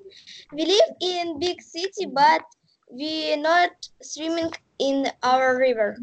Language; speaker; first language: English; non-native, learner; Russian